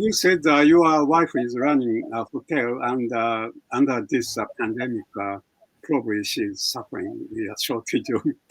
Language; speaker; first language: English; non-native, fluent; Japanese